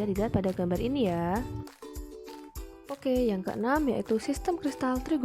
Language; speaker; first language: Indonesian; native; Indonesian